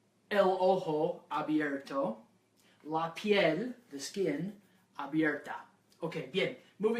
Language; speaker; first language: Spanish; non-native, fluent; English